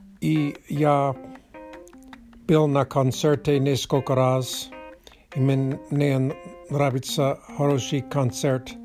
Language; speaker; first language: Russian; non-native, learner; English